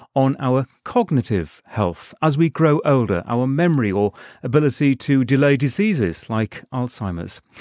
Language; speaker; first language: English; native; English